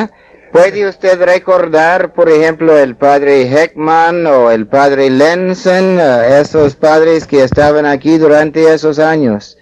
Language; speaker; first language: Spanish; non-native, fluent; English